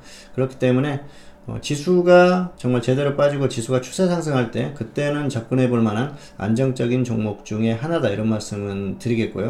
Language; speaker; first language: Korean; native; Korean